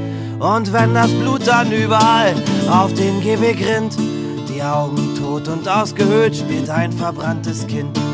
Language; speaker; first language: German; native; German